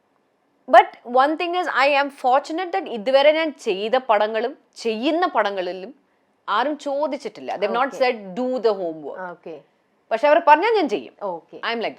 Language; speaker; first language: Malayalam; early bilingual, heritage; Malayalam